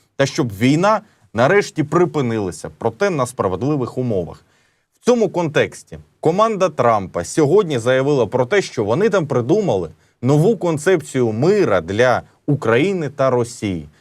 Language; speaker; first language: Ukrainian; native; Ukrainian